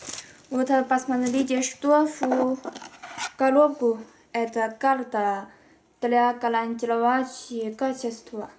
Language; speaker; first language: Russian; non-native, learner; Chinese